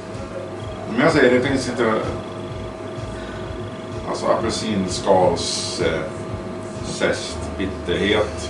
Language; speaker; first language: Swedish; native; Swedish